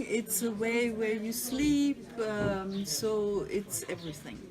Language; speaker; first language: English; non-native, fluent; German